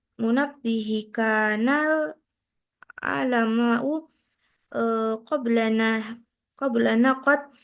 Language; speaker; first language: Arabic; non-native, learner; Indonesian